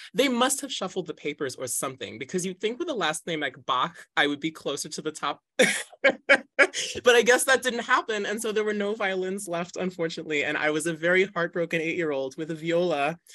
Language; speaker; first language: English; native; English